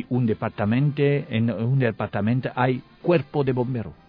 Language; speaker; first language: Spanish; non-native, learner; French